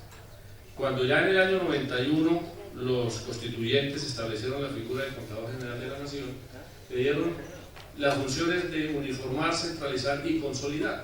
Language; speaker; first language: Spanish; native; Spanish